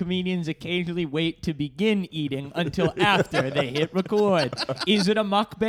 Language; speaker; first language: English; native; English